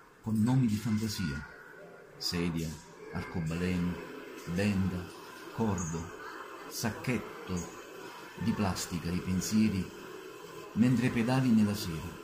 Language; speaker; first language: Italian; native; Italian